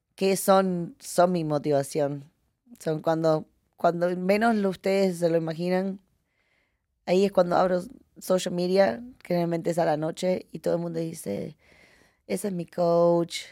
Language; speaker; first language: Spanish; native; Spanish